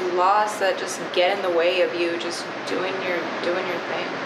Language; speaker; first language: English; native; English